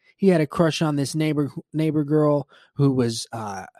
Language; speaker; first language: English; early bilingual, other home language; Spanish